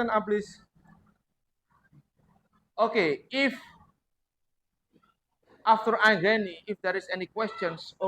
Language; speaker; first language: English; non-native, learner; Javanese